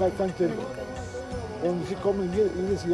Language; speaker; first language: German; non-native, fluent; Italian